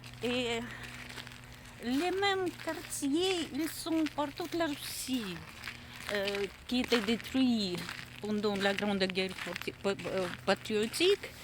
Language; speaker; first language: French; non-native, learner; Russian